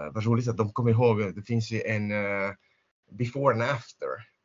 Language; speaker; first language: Swedish; non-native, fluent; Spanish